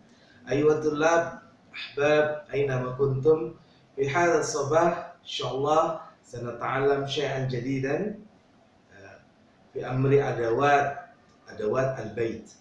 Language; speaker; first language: Arabic; non-native, fluent; Indonesian